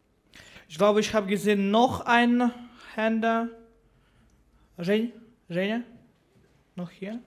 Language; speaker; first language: German; non-native, learner; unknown